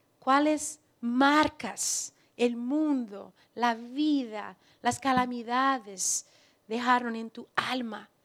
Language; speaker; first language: Spanish; non-native, fluent; Portuguese